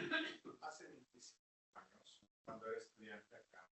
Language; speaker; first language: Spanish; non-native, fluent; Italian